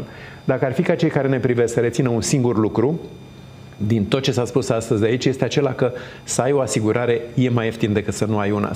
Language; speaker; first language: Romanian; native; Romanian